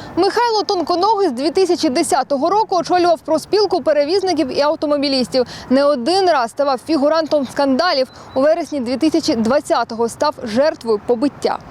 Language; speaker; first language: Ukrainian; native; Ukrainian